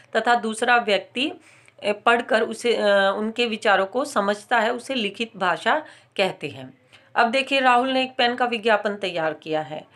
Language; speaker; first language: Hindi; native; Hindi